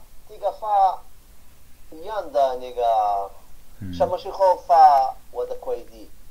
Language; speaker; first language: Chinese; non-native, learner; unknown